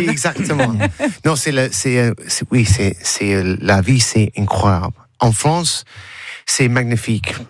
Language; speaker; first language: French; non-native, learner; English